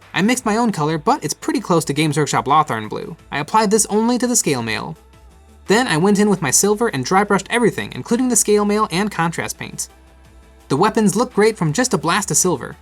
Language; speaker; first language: English; native; English